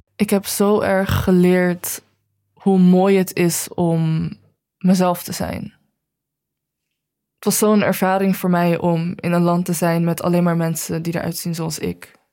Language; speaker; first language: Dutch; early bilingual, other home language; Chinese